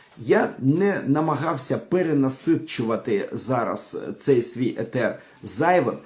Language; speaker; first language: Ukrainian; non-native, local second language; Russian